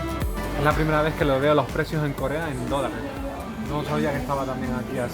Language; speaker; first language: Spanish; native; Spanish